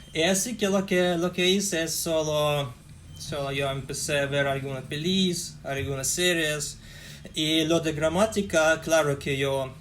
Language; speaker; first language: Spanish; non-native, fluent; Russian